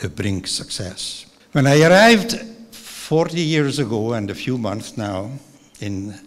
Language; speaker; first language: English; non-native, fluent; Hungarian